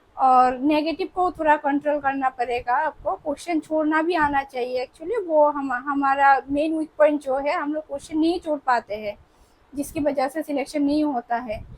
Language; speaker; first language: Hindi; non-native, local second language; Bangla